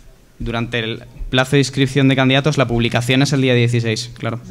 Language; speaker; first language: Spanish; native; Spanish